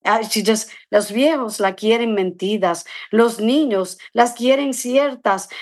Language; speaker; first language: Spanish; early bilingual, other home language; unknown